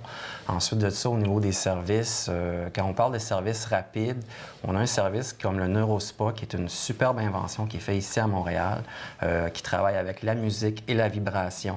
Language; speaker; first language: French; native; French